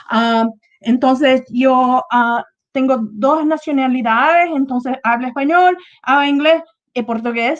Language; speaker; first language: Spanish; non-native, learner; Portuguese